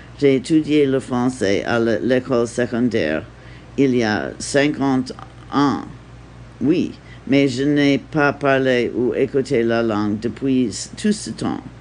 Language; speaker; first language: French; non-native, learner; English